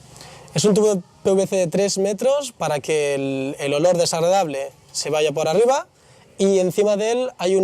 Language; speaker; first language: Spanish; native; Spanish